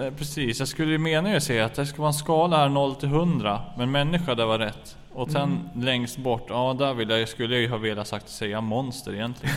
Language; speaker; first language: Swedish; native; Swedish